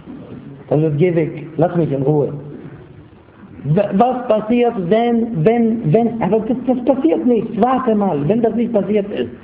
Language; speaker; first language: German; non-native, fluent; Arabic